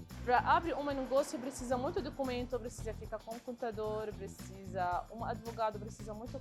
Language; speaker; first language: Portuguese; non-native, learner; Arabic